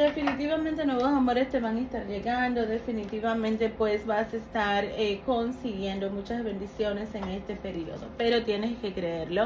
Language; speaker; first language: Spanish; native; Spanish